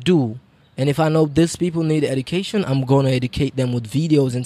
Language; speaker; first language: English; non-native, local second language; Krio